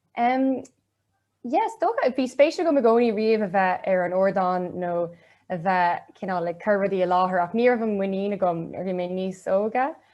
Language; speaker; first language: Irish; non-native, local second language; English